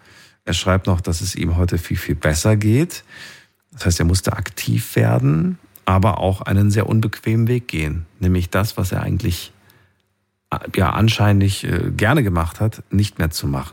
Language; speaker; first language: German; native; German